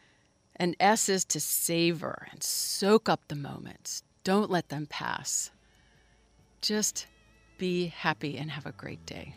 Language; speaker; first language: English; native; English